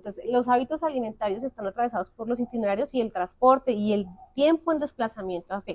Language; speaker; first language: Spanish; native; Spanish